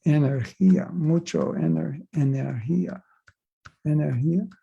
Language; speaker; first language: Spanish; non-native, learner; English